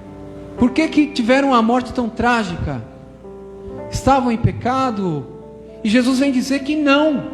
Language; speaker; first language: Portuguese; native; Portuguese